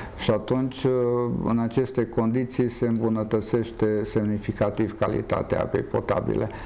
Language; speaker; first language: Romanian; native; Romanian